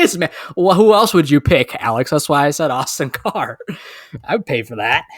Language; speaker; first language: English; native; English